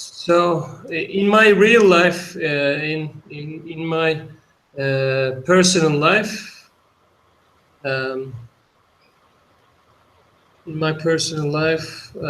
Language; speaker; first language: English; non-native, learner; Turkish